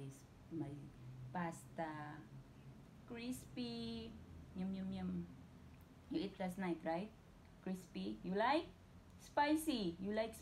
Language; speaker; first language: English; non-native, learner; Filipino